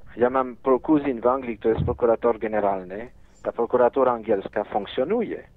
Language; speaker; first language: Polish; non-native, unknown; French